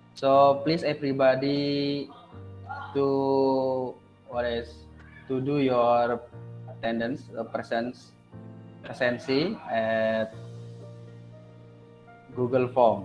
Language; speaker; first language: English; non-native, learner; Indonesian